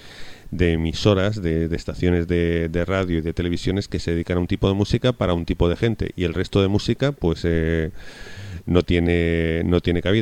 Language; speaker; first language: Spanish; native; Spanish